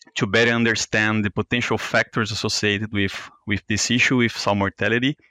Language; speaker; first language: English; non-native, fluent; Portuguese